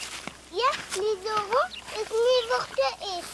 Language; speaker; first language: Dutch; early bilingual, heritage; Dutch